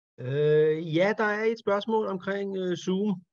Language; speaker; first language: Danish; native; Danish